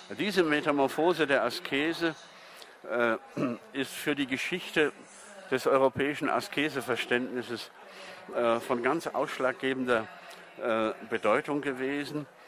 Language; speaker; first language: German; native; German